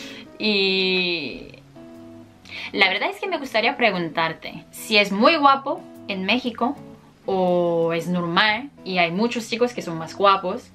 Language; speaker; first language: Spanish; non-native, fluent; Korean